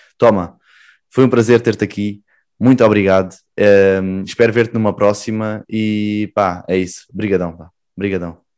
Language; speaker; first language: Portuguese; native; Portuguese